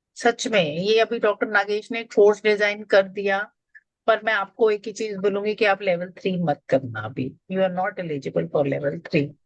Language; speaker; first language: Hindi; native; Hindi